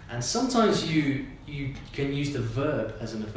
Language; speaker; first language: English; native; English